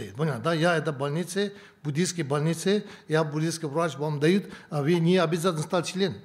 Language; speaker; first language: Russian; non-native, learner; Tibetan